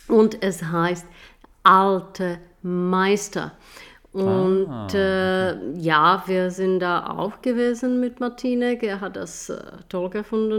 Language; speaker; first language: German; non-native, fluent; Czech